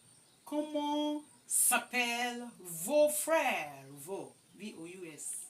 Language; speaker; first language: French; non-native, learner; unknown